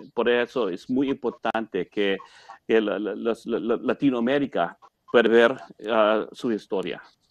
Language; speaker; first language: Spanish; non-native, learner; English